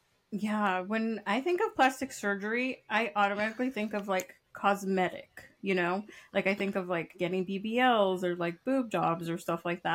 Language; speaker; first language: English; early bilingual, other home language; Spanish